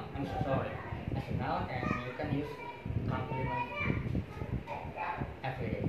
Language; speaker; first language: English; non-native, learner; Indonesian